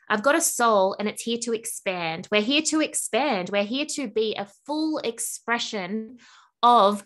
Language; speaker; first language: English; native; English